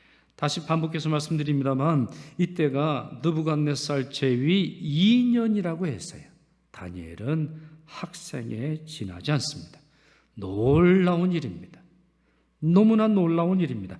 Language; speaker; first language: Korean; native; Korean